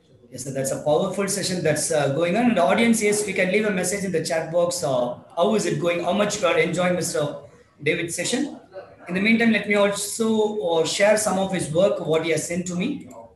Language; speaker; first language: English; non-native, local second language; Tamil